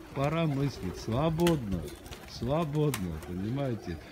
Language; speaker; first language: Russian; non-native, local second language; Armenian